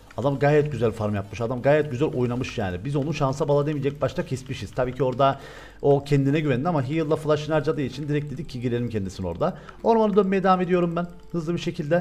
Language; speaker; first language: Turkish; native; Turkish